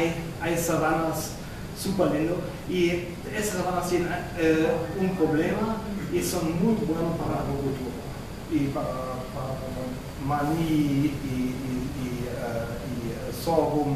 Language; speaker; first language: Spanish; non-native, fluent; German